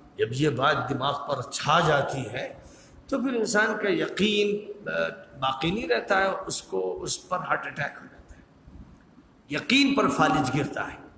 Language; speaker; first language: Urdu; native; Urdu